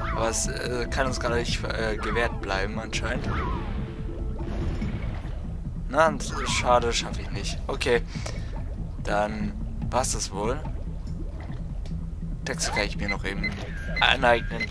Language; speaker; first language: German; native; German